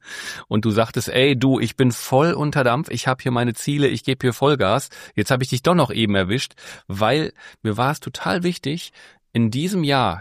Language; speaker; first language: German; native; German